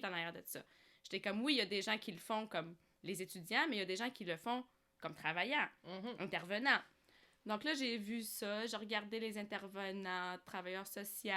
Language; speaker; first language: French; early bilingual, other home language; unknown